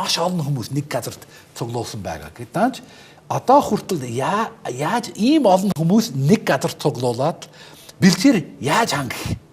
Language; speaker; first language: Mongolian; non-native, fluent; English